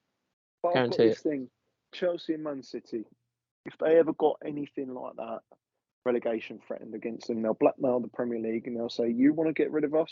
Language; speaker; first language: English; native; English